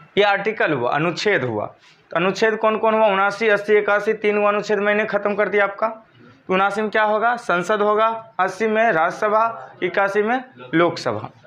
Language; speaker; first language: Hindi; native; Hindi